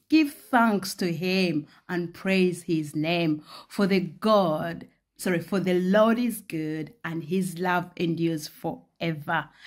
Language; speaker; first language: English; non-native, local second language; Ganda